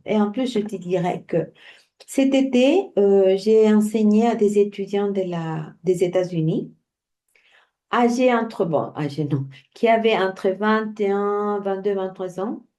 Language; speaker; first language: French; non-native, fluent; Spanish